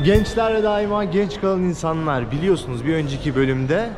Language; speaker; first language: Turkish; native; Turkish